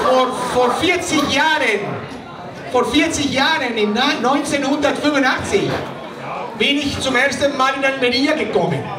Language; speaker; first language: German; non-native, fluent; Spanish